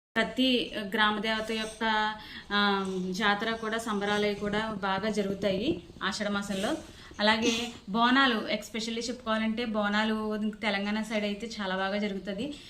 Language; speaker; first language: Telugu; native; Telugu